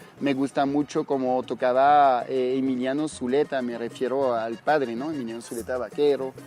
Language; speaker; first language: Spanish; non-native, fluent; French